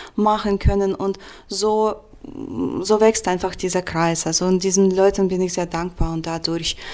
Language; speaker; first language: German; non-native, fluent; Russian